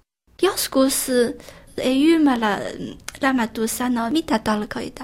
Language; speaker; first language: Finnish; non-native, learner; Chinese